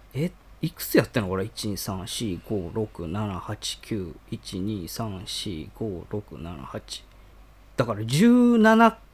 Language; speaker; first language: Japanese; native; Japanese